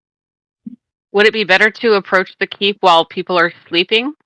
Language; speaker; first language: English; native; English